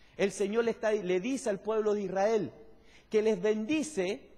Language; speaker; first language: Spanish; native; Spanish